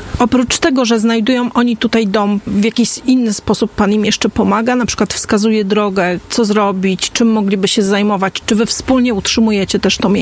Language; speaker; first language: Polish; native; Polish